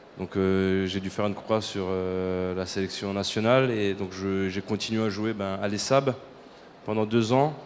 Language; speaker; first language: French; native; French